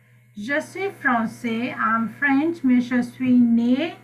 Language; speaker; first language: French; non-native, fluent; Sinhala